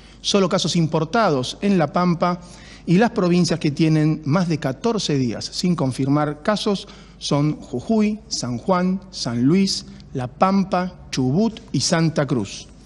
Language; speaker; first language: Spanish; native; Spanish